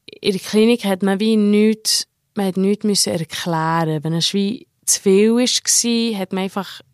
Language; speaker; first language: German; early bilingual, heritage; German